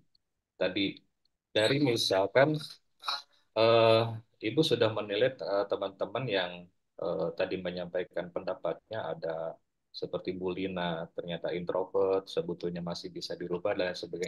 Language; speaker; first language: Indonesian; native; Indonesian